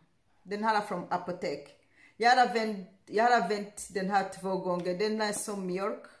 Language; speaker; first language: Swedish; non-native, learner; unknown